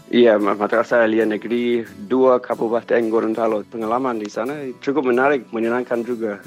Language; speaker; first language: Indonesian; non-native, fluent; English